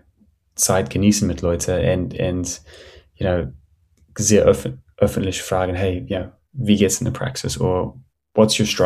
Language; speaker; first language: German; non-native, fluent; English